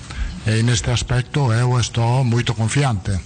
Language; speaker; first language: Portuguese; non-native, learner; Italian